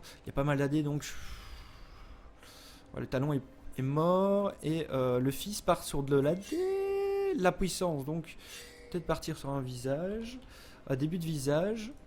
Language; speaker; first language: French; native; French